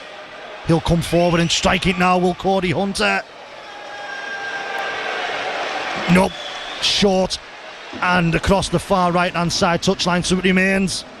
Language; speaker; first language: English; native; English